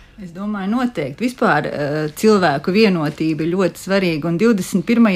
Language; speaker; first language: Latvian; native; Latvian